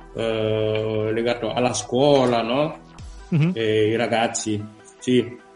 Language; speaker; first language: Italian; non-native, fluent; Wolof